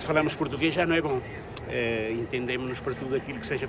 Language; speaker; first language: Portuguese; native; Portuguese